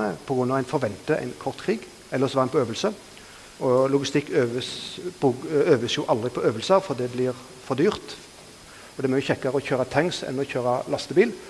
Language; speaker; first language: Norwegian; native; Norwegian